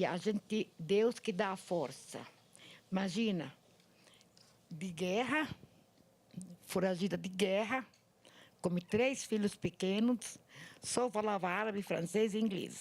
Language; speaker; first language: Portuguese; non-native, learner; Arabic